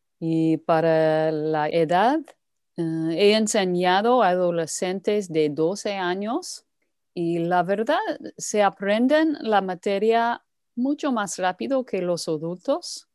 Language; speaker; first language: Spanish; non-native, fluent; English